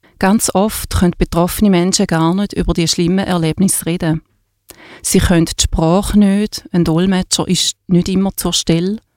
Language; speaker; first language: German; native; German